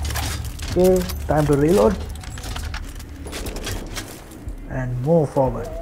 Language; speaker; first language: English; non-native, learner; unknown